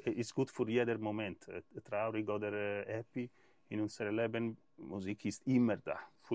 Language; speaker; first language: German; non-native, learner; Italian